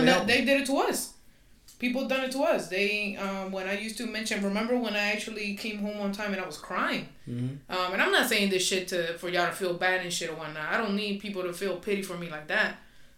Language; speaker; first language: English; non-native, fluent; Spanish